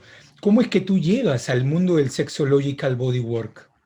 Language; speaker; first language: Spanish; native; Spanish